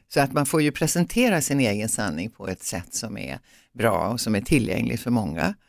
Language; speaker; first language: Swedish; native; Swedish